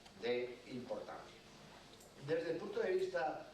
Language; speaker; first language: Spanish; native; Spanish